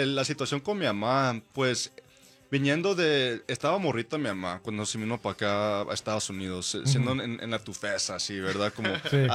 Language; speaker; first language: Spanish; early bilingual, heritage; Spanish